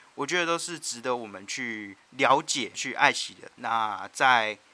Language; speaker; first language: Chinese; native; Chinese